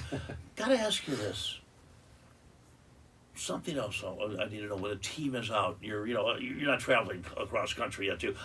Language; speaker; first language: English; native; English